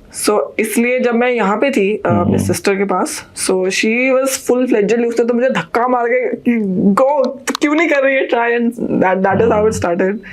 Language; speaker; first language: Hindi; non-native, local second language; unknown